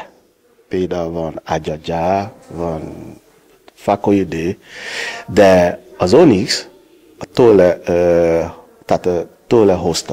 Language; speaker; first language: Hungarian; non-native, learner; Yoruba